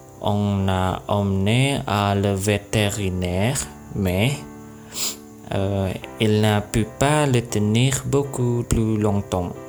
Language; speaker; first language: French; non-native, learner; Indonesian